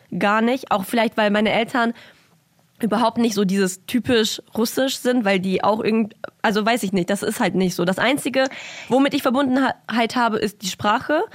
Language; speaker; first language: German; early bilingual, other home language; Russian